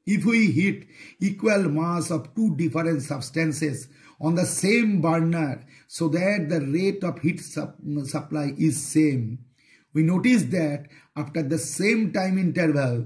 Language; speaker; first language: English; non-native, local second language; Bangla